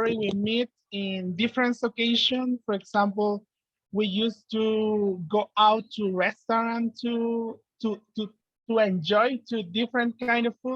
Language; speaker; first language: English; non-native, learner; Spanish